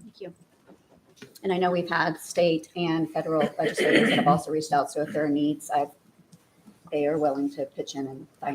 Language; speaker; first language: English; native; English